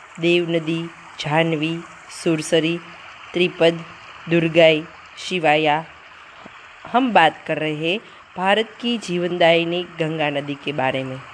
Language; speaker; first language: Hindi; non-native, local second language; Gujarati